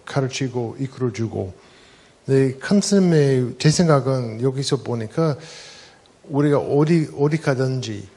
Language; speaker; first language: Korean; non-native, fluent; English